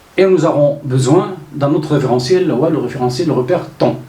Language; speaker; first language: French; non-native, local second language; Arabic